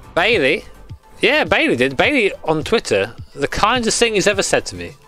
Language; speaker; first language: English; native; English